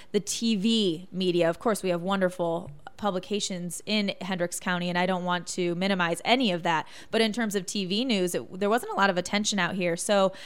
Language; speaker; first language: English; native; English